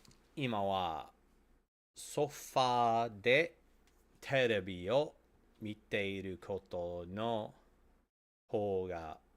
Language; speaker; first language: Japanese; non-native, learner; English